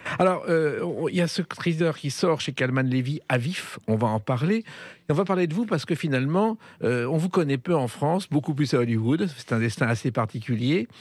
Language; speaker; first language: French; native; French